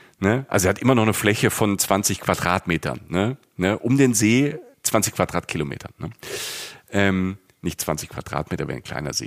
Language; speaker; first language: German; native; German